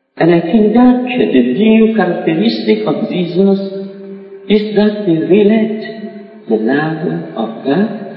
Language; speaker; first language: English; non-native, learner; Vietnamese